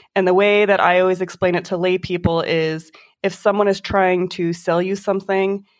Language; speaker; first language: English; native; English